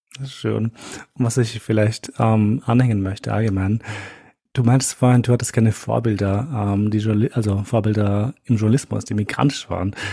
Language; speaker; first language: German; early bilingual, other home language; Albanian